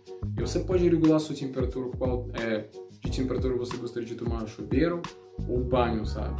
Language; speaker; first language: Portuguese; non-native, learner; Russian